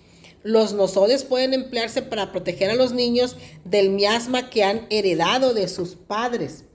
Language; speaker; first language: Spanish; native; Spanish